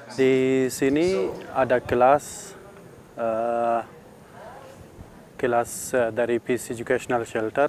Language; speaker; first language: Indonesian; non-native, learner; Persian